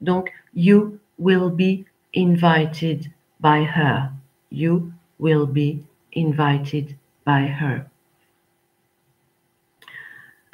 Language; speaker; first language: English; non-native, fluent; French